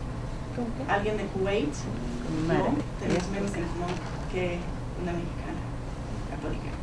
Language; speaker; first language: Spanish; non-native, fluent; English